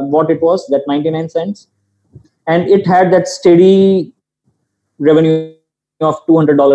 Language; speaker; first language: English; non-native, local second language; Gujarati